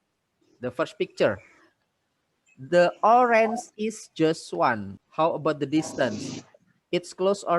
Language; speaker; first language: English; non-native, fluent; Indonesian